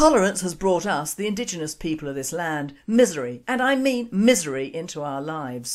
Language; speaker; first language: English; native; English